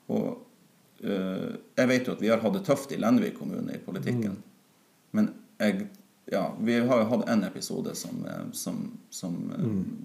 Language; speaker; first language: Norwegian; native; Norwegian